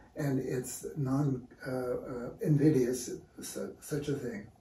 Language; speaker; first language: English; native; English